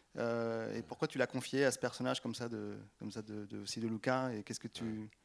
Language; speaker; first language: French; native; French